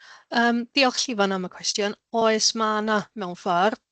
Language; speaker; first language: Welsh; native; Welsh